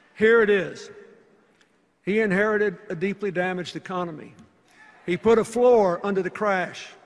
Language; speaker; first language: English; native; English